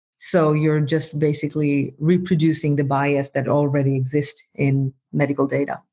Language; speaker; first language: English; non-native, fluent; Norwegian